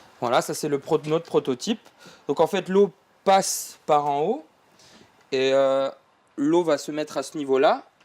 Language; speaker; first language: French; early bilingual, other home language; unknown